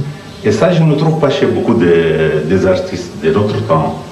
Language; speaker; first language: French; non-native, fluent; Arabic